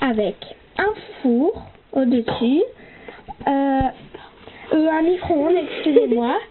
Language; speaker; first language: French; native; French